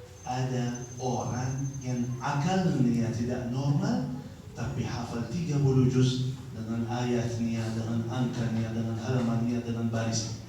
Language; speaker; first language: Indonesian; non-native, fluent; Arabic